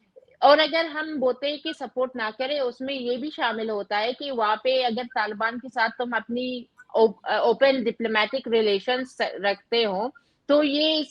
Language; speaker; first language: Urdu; non-native, fluent; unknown